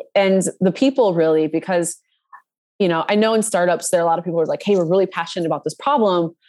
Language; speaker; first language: English; native; English